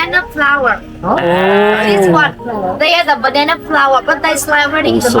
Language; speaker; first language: English; non-native, fluent; Vietnamese